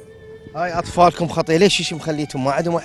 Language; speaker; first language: Arabic; native; Arabic